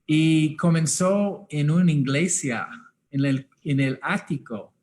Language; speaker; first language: Spanish; early bilingual, heritage; English